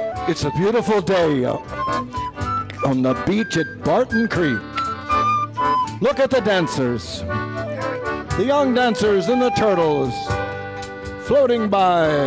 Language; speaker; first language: English; native; English